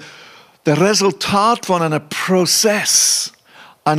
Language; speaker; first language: German; non-native, fluent; English